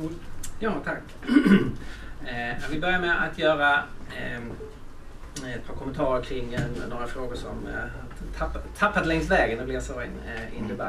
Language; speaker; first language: Swedish; native; Swedish